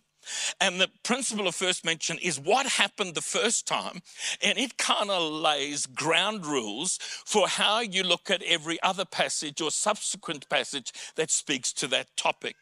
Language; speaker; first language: English; native; English